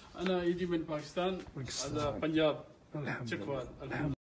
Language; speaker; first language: Arabic; non-native, learner; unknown